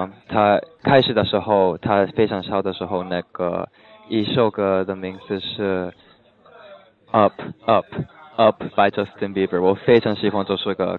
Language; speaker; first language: Chinese; non-native, learner; English